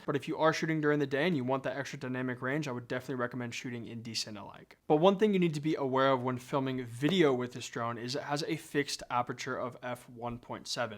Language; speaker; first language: English; native; English